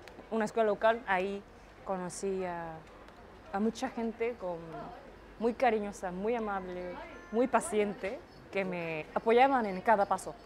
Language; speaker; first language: Spanish; non-native, fluent; Japanese